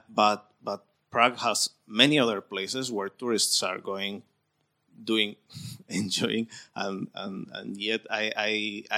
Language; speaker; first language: English; non-native, fluent; Spanish